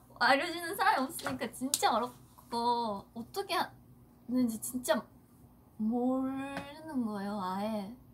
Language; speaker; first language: Korean; non-native, fluent; Japanese